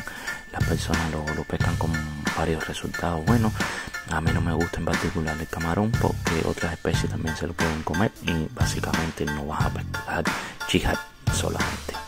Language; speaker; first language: Spanish; native; Spanish